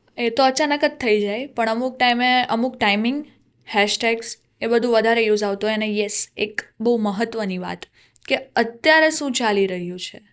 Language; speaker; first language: Gujarati; native; Gujarati